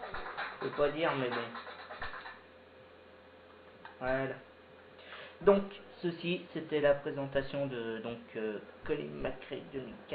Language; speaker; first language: French; native; French